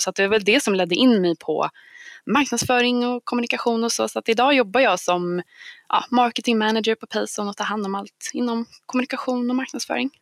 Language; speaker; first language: Swedish; native; Swedish